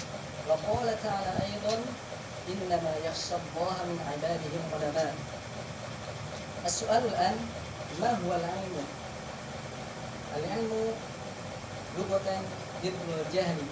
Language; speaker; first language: Arabic; non-native, learner; Indonesian